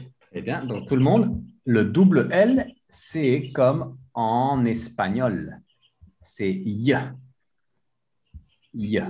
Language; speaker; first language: French; non-native, fluent; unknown